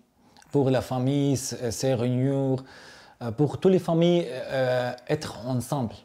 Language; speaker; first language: French; non-native, learner; Arabic